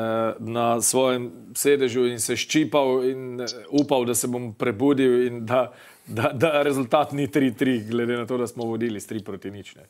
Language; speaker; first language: Slovenian; native; Slovenian